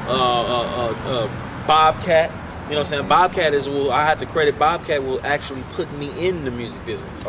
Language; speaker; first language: English; native; English